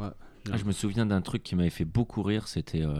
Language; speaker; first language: French; native; French